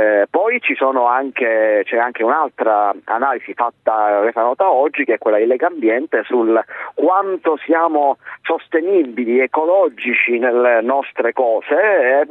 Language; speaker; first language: Italian; native; Italian